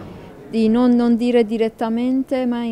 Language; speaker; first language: Italian; non-native, learner; Persian